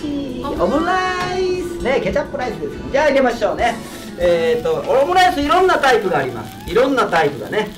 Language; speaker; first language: Japanese; native; Japanese